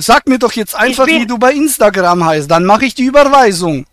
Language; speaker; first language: German; native; German